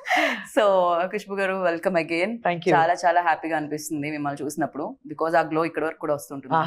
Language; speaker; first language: Telugu; native; Telugu